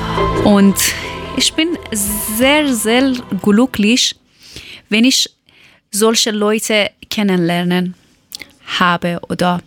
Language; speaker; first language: German; non-native, learner; Persian